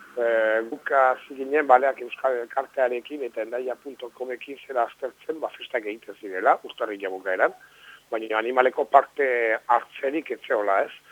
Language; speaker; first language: Basque; native; Basque